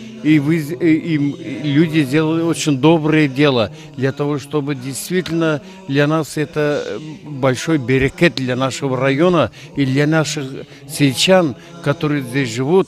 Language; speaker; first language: Russian; non-native, local second language; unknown